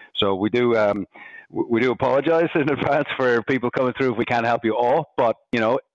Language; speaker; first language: English; native; English